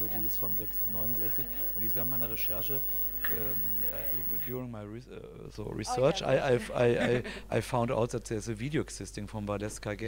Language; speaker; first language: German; native; German